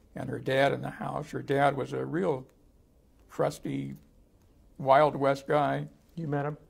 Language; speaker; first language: English; native; English